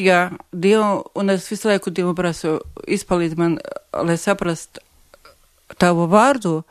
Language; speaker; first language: Latvian; non-native, local second language; Russian